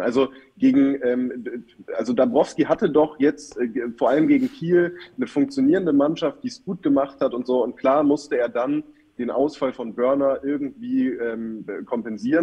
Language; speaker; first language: German; native; German